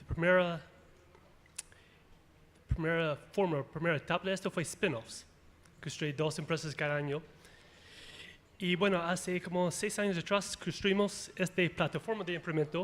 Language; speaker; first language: Spanish; non-native, fluent; English